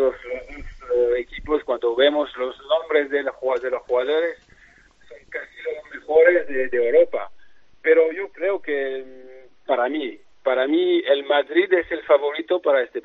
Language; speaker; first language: Spanish; non-native, fluent; French